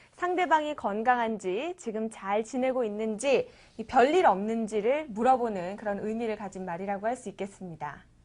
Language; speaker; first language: Korean; native; Korean